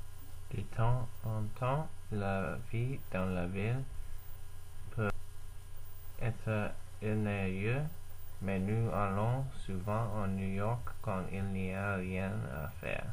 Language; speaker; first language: French; non-native, learner; English